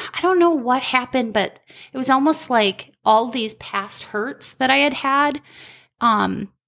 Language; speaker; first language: English; native; English